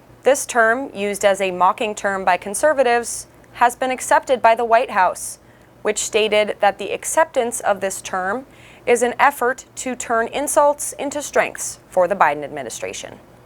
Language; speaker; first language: English; native; English